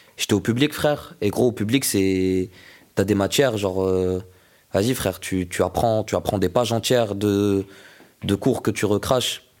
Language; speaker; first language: French; non-native, local second language; Arabic